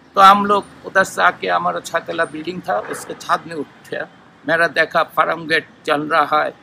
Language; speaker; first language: Hindi; non-native, learner; Bangla